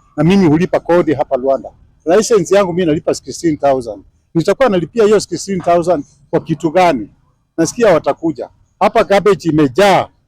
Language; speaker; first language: Swahili; native; Swahili